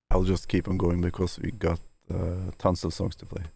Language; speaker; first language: English; non-native, fluent; Norwegian